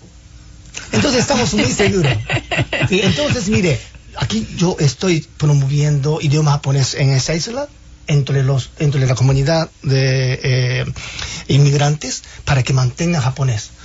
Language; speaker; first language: Spanish; non-native, fluent; Japanese